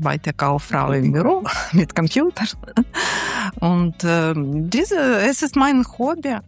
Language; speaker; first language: German; non-native, learner; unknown